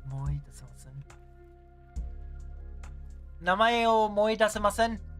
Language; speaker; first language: Japanese; non-native, learner; English